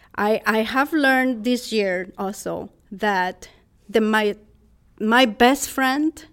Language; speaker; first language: English; non-native, fluent; Spanish